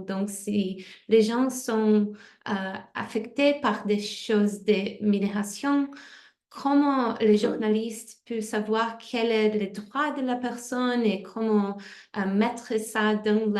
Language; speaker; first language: French; non-native, fluent; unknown